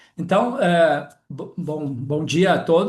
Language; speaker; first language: Portuguese; non-native, fluent; Spanish